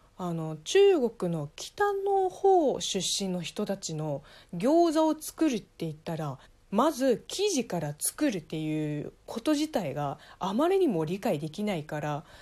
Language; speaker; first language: Japanese; non-native, fluent; Chinese